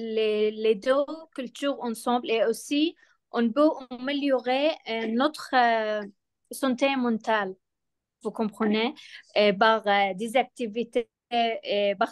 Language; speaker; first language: French; non-native, learner; Arabic